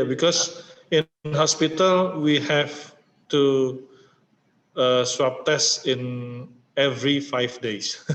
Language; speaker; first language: English; non-native, learner; Indonesian